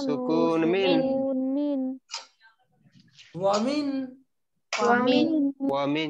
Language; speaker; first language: Arabic; non-native, learner; Bangla